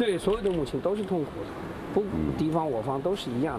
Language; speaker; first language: Chinese; native; Chinese